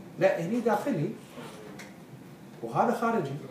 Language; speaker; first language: Arabic; native; Arabic